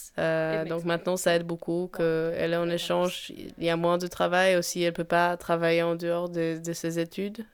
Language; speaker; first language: French; non-native, fluent; Polish